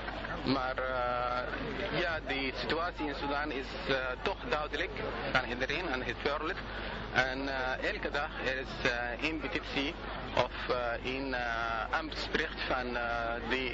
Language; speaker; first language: Dutch; non-native, learner; Arabic